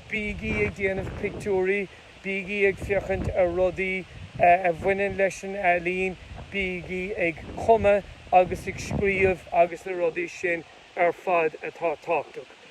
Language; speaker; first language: Irish; native; Irish